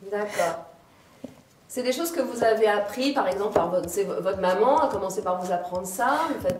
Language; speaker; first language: French; native; French